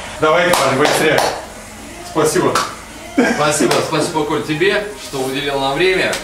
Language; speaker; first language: Russian; native; Russian